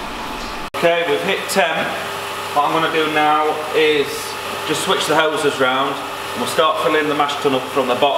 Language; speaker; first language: English; native; English